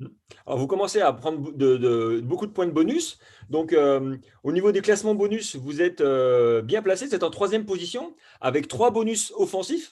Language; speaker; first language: French; native; French